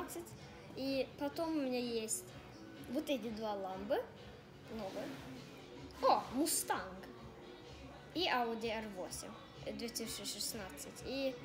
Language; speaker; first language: Russian; early bilingual, heritage; Russian